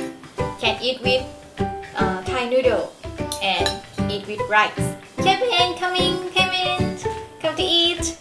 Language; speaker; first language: English; non-native, learner; Thai